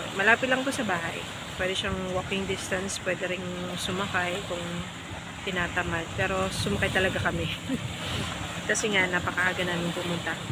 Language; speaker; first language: Filipino; non-native, local second language; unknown